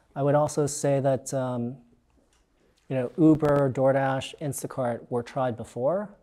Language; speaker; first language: English; native; English